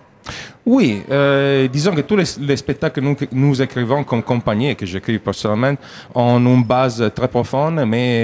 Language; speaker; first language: French; non-native, fluent; Italian